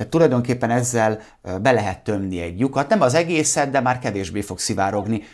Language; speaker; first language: Hungarian; native; Hungarian